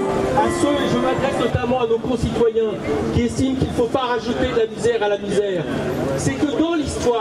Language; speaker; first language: French; native; French